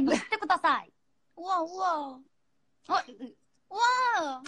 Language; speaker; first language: Japanese; non-native, learner; Korean